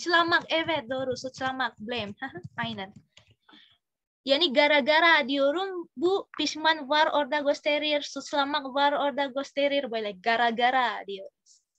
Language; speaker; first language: Turkish; non-native, learner; Indonesian